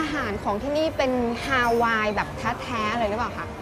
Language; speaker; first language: Thai; native; Thai